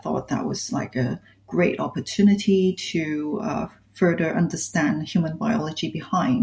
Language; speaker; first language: English; non-native, local second language; Cantonese